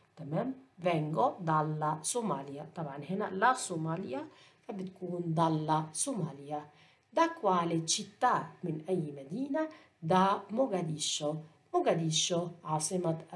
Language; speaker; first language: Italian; non-native, fluent; Arabic